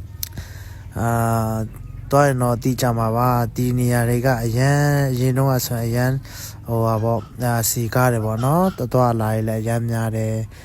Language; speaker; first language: Burmese; non-native, local second language; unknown